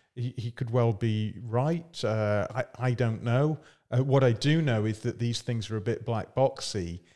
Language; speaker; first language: English; native; English